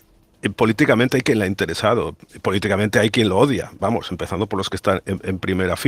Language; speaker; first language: Spanish; native; Spanish